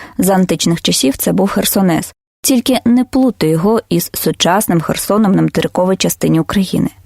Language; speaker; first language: Ukrainian; non-native, local second language; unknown